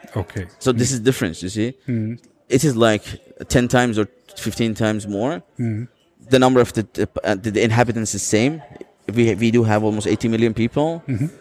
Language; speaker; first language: English; non-native, fluent; Azerbaijani